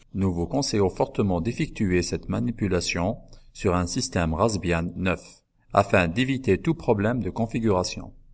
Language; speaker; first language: French; non-native, local second language; Arabic